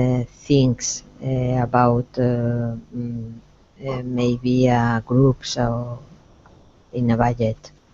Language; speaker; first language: English; non-native, learner; Spanish